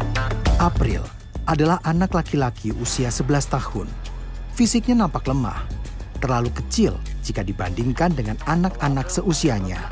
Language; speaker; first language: Indonesian; native; Indonesian